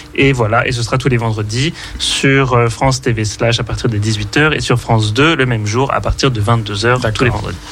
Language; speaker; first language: French; native; French